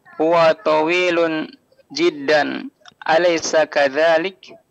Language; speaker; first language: Arabic; non-native, learner; Indonesian